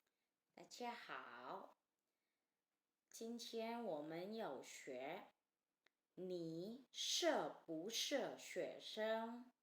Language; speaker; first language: Chinese; non-native, fluent; Indonesian